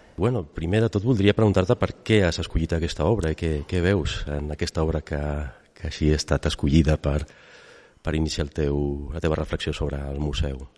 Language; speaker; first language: Catalan; native; Catalan